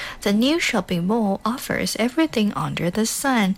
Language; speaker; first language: English; non-native, fluent; Chinese